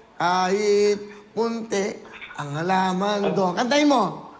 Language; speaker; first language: Filipino; native; Filipino